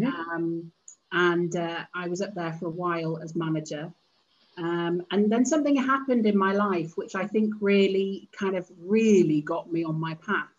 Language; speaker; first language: English; native; English